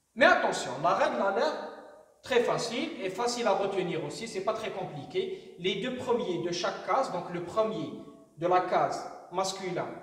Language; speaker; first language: French; non-native, local second language; Arabic